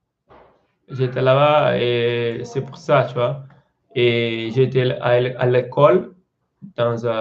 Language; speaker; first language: French; non-native, learner; Portuguese